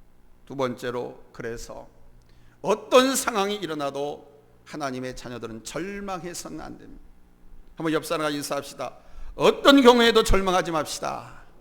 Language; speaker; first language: Korean; native; Korean